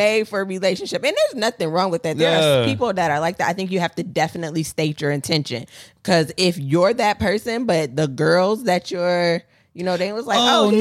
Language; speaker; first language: English; native; English